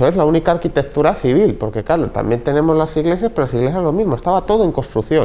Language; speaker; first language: Spanish; native; Spanish